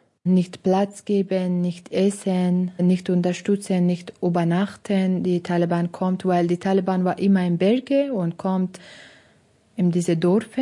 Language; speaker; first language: German; non-native, learner; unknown